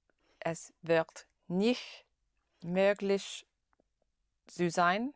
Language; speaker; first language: German; non-native, learner; English